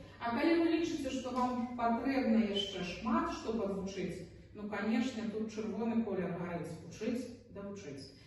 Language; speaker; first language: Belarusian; native; Belarusian